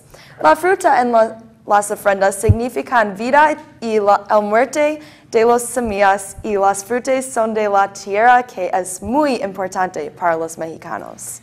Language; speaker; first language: Spanish; non-native, learner; English